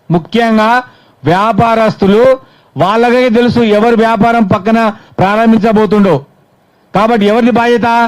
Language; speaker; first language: Telugu; native; Telugu